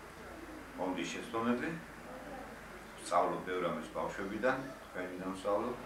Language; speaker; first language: Georgian; native; Georgian